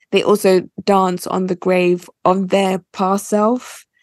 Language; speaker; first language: English; native; English